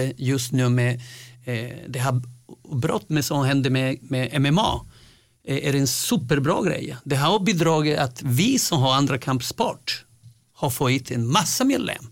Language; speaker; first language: Swedish; non-native, fluent; Spanish